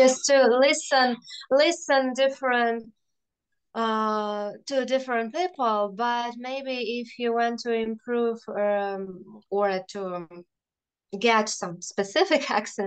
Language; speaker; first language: English; non-native, fluent; Russian